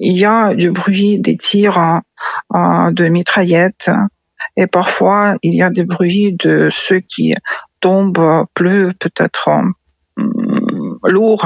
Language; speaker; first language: French; non-native, fluent; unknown